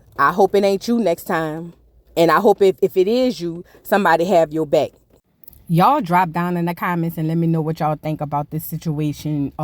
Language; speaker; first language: English; native; English